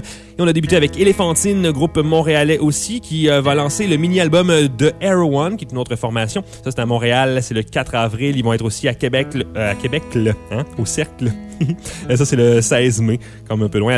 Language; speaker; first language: French; native; French